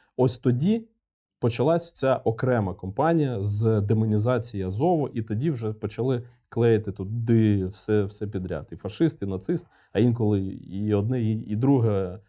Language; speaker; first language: Ukrainian; non-native, local second language; Russian